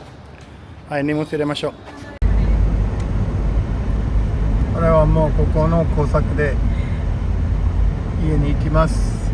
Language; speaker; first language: Japanese; non-native, fluent; Urdu